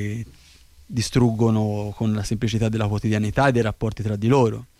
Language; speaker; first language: Italian; native; Italian